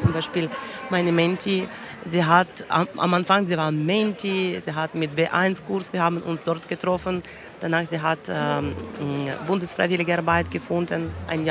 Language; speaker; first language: German; non-native, learner; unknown